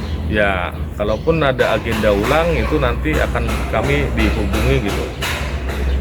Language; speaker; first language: Indonesian; native; Indonesian